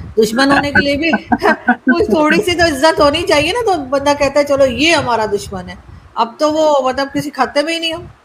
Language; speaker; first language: Urdu; native; Urdu